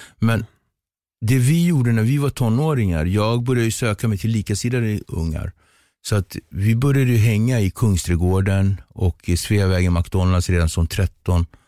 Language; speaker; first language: Swedish; early bilingual, other home language; Kabuverdianu